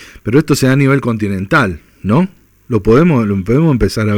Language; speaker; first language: Spanish; native; Spanish